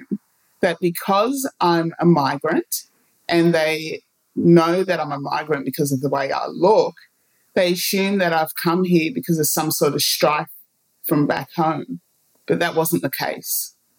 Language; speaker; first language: English; native; English